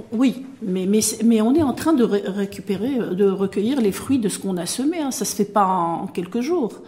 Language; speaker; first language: French; non-native, local second language; Arabic